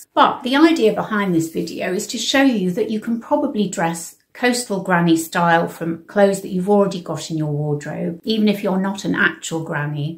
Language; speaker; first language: English; native; English